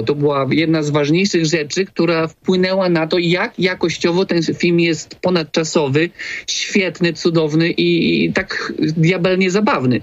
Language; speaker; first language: Polish; native; Polish